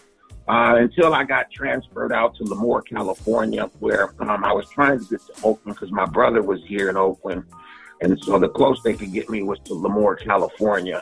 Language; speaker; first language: English; native; English